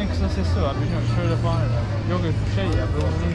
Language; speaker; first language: Turkish; native; Turkish